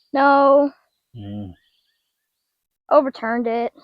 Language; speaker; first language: English; native; English